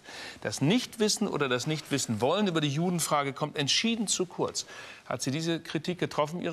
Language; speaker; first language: German; native; German